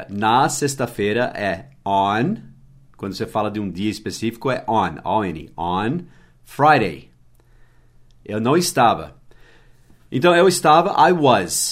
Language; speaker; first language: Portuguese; non-native, fluent; English